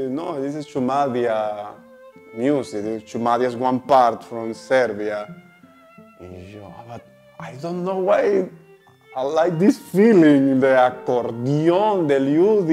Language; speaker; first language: English; non-native, learner; Spanish